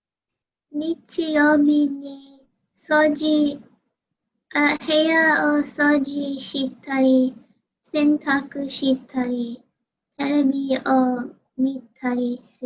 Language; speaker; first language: Japanese; non-native, learner; English